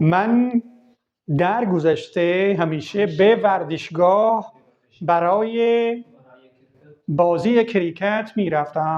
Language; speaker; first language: Persian; non-native, fluent; Urdu